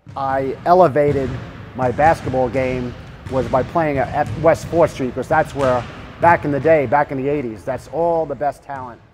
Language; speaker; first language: English; native; English